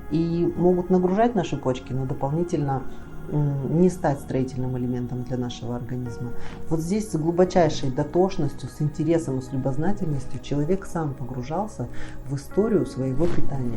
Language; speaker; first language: Russian; native; Russian